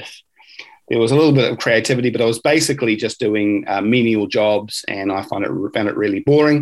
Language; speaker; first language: English; native; English